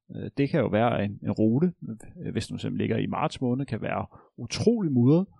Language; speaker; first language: Danish; native; Danish